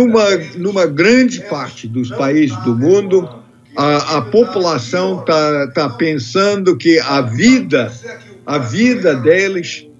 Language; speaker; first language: Portuguese; non-native, fluent; English